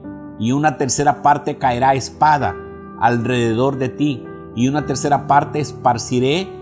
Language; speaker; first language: Spanish; native; Spanish